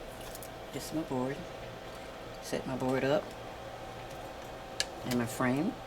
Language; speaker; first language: English; native; English